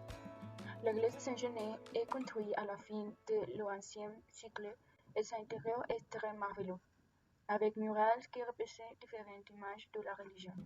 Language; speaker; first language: French; non-native, learner; Spanish